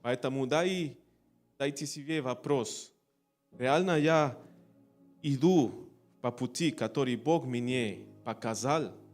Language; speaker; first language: Russian; non-native, learner; Spanish